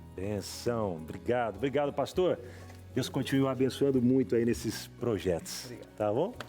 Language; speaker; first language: Portuguese; native; Portuguese